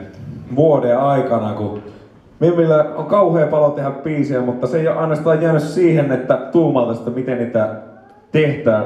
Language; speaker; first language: Finnish; native; Finnish